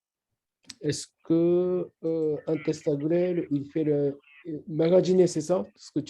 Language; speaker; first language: French; non-native, learner; Japanese